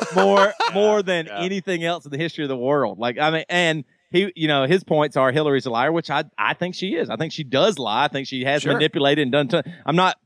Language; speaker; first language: English; native; English